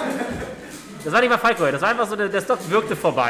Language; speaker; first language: German; native; German